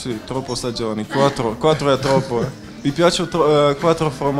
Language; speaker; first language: Italian; non-native, learner; Dutch